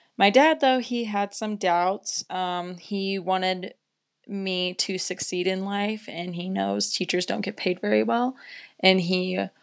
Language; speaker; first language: English; native; English